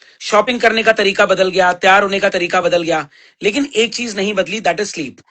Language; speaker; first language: Hindi; native; Hindi